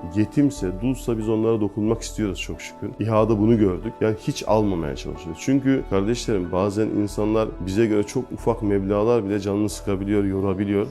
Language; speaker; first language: Turkish; native; Turkish